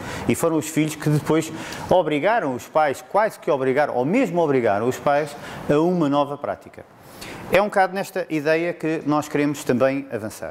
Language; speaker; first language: Portuguese; native; Portuguese